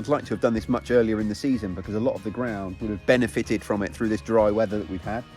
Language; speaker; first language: English; native; English